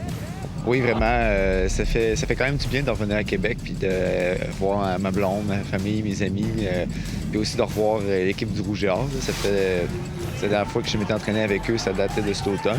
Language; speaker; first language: French; native; French